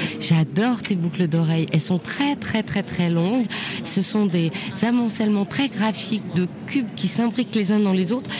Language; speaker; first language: French; native; French